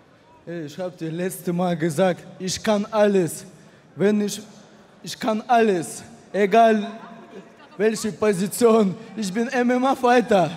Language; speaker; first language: German; non-native, learner; Russian